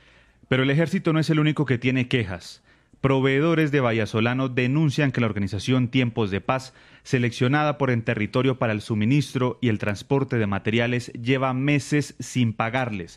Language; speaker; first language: Spanish; native; Spanish